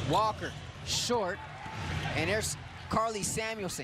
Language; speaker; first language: English; native; English